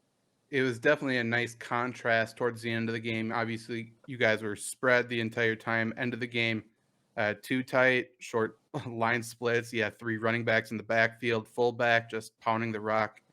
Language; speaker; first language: English; native; English